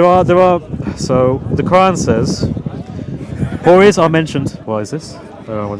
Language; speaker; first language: English; native; English